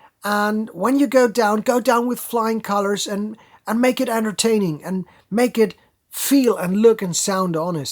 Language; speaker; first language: English; non-native, fluent; German